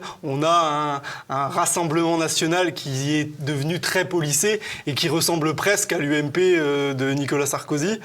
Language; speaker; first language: French; native; French